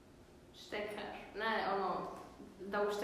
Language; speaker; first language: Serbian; early bilingual, heritage; Serbian